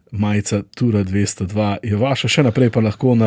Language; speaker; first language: Slovenian; native; Slovenian